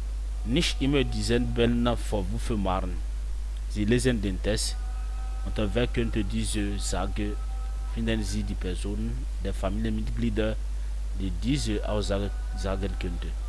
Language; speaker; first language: German; non-native, fluent; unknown